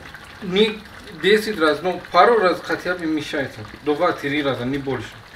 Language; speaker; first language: Russian; non-native, learner; Persian